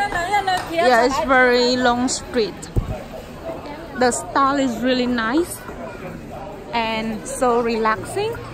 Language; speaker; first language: English; non-native, fluent; Khmer